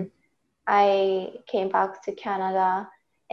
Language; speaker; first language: English; non-native, fluent; Japanese